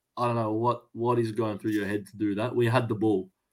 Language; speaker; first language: English; early bilingual, other home language; Greek